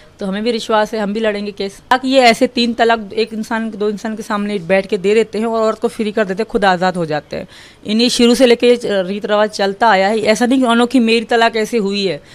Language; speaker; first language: Urdu; non-native, local second language; Sindhi